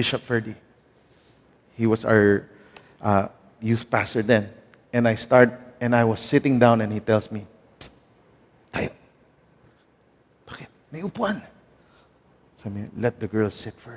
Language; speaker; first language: English; non-native, local second language; Filipino